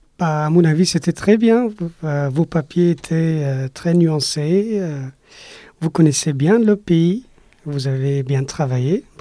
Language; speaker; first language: French; non-native, fluent; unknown